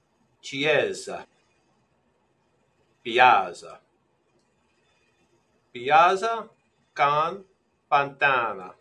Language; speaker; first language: Italian; non-native, learner; English